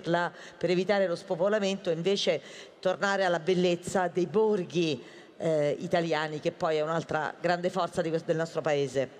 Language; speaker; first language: Italian; native; Italian